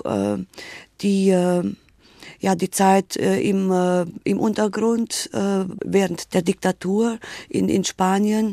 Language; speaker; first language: German; native; German